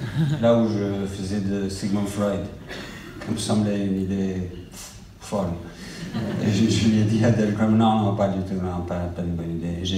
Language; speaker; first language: French; non-native, fluent; English